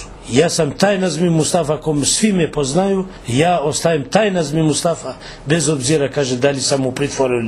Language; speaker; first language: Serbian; non-native, local second language; Albanian